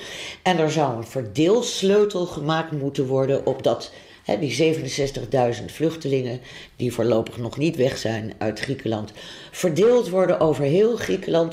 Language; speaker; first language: Dutch; native; Dutch